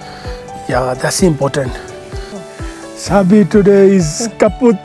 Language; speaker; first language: English; non-native, learner; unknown